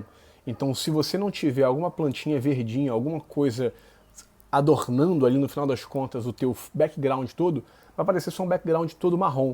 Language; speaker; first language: Portuguese; native; Portuguese